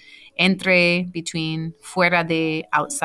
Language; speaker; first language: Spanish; non-native, fluent; English